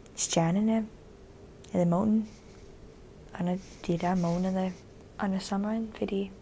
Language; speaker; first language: Danish; non-native, fluent; English